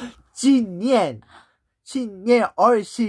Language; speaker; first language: Chinese; non-native, learner; Korean